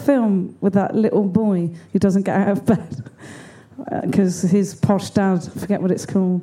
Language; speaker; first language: English; native; English